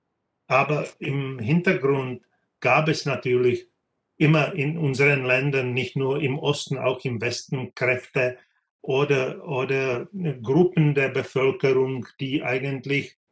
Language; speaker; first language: German; non-native, fluent; Czech